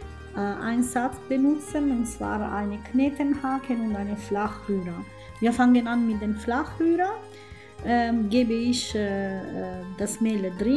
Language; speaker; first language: German; non-native, fluent; Italian